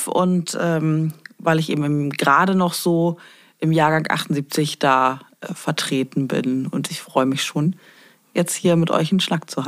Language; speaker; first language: German; native; German